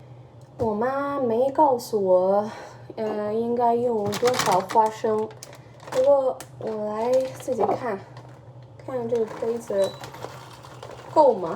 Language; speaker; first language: Chinese; early bilingual, heritage; Chinese